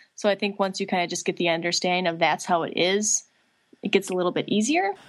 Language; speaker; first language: English; native; English